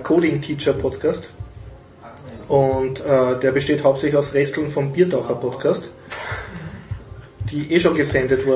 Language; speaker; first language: German; native; German